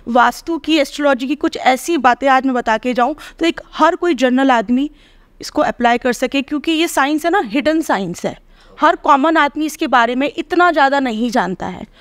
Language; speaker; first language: Hindi; native; Hindi